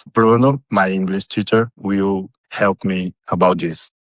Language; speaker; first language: English; non-native, learner; Portuguese